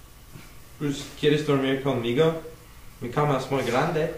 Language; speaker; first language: Spanish; non-native, learner; English